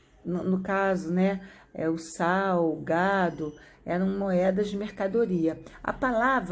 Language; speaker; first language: Portuguese; native; Portuguese